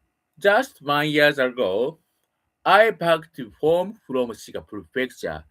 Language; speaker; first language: English; non-native, learner; Japanese